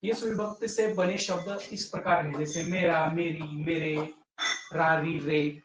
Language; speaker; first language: Hindi; non-native, local second language; Marathi